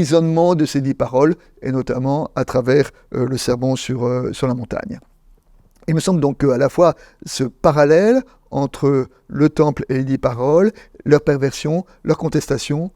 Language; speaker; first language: French; native; French